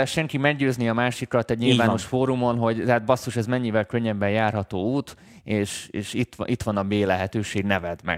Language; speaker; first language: Hungarian; native; Hungarian